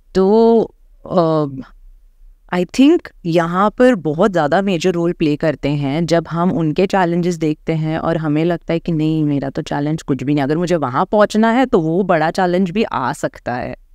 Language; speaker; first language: Hindi; native; Hindi